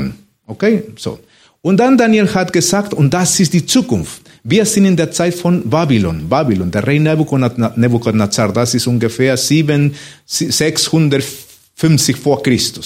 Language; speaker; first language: German; non-native, fluent; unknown